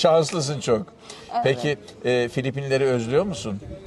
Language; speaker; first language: Turkish; native; Turkish